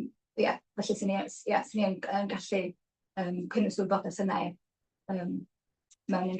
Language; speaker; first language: Welsh; native; Welsh